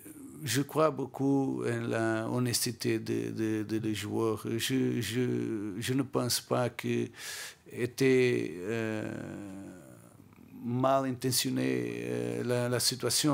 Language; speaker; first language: French; non-native, learner; Portuguese